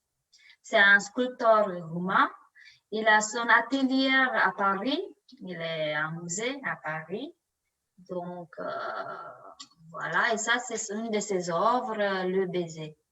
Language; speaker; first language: French; non-native, learner; Romanian